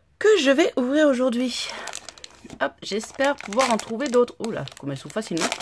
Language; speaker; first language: French; native; French